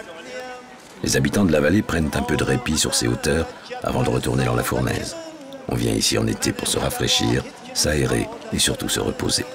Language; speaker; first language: French; native; French